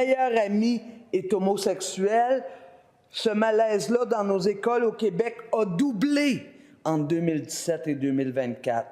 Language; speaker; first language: French; native; French